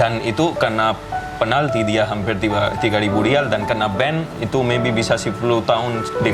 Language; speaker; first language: Indonesian; non-native, fluent; Hindi